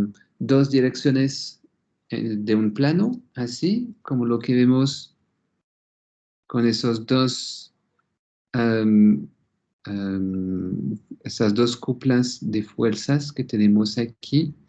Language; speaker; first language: Spanish; non-native, fluent; French